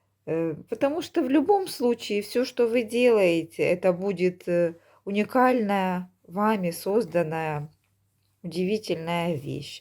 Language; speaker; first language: Russian; native; Russian